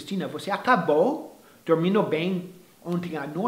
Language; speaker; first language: Portuguese; non-native, fluent; English